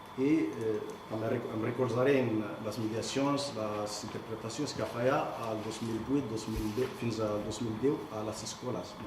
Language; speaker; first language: Catalan; non-native, fluent; Arabic